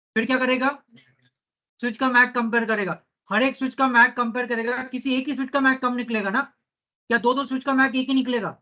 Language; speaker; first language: Hindi; non-native, local second language; Marathi